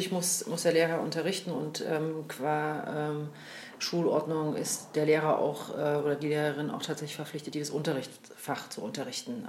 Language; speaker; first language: German; native; German